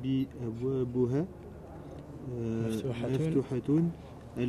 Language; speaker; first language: Arabic; non-native, learner; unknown